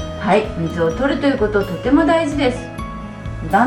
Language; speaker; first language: Japanese; native; Japanese